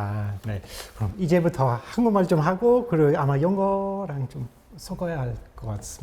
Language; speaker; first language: Korean; non-native, fluent; English